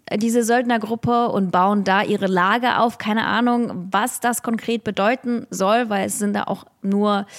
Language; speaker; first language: German; early bilingual, other home language; Russian